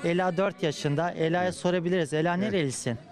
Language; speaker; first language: Turkish; non-native, fluent; Bosnian